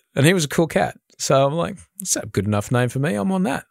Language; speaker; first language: English; native; English